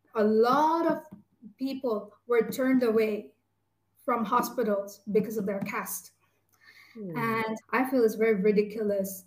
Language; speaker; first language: English; non-native, local second language; Tamil